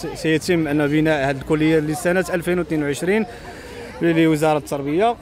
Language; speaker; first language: Arabic; native; Arabic